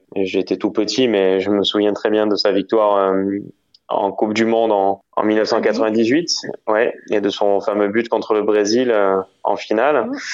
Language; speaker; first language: French; native; French